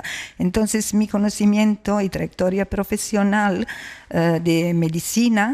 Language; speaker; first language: Spanish; non-native, fluent; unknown